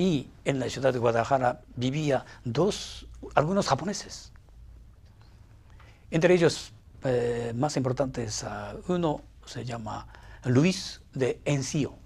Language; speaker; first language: Spanish; non-native, fluent; Japanese